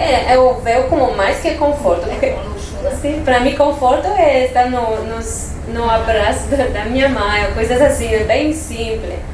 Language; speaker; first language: Portuguese; non-native, fluent; French